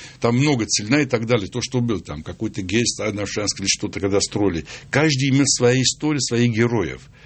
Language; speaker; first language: Russian; non-native, local second language; Armenian